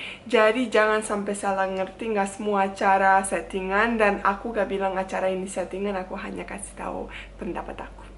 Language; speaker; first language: Indonesian; non-native, fluent; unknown